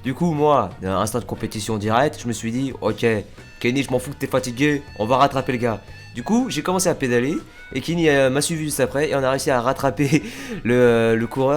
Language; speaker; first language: French; native; French